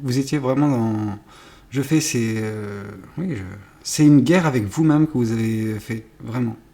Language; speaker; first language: French; native; French